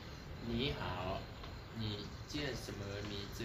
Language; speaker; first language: Chinese; non-native, learner; Lao